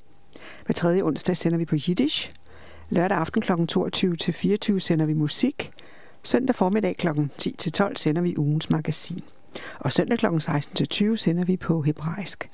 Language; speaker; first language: Danish; native; Danish